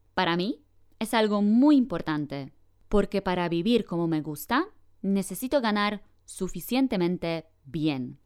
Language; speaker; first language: Spanish; non-native, fluent; Polish